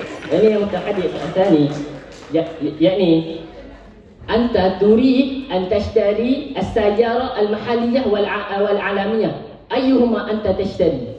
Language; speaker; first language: Arabic; non-native, learner; Malay